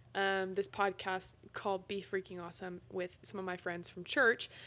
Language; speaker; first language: English; native; English